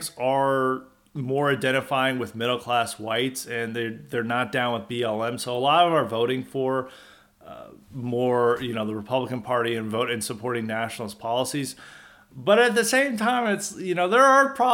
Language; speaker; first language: English; native; English